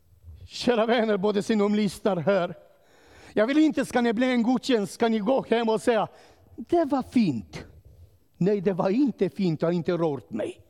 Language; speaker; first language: Swedish; non-native, learner; Romanian